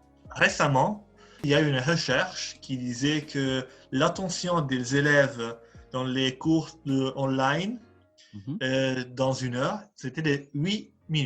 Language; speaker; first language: French; non-native, learner; Italian